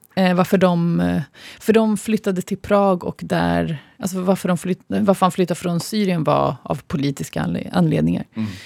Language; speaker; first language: Swedish; early bilingual, other home language; Arabic